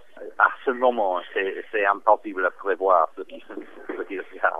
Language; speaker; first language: French; non-native, fluent; English